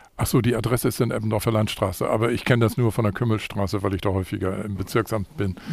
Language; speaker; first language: German; native; German